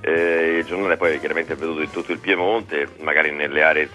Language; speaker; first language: Italian; native; Italian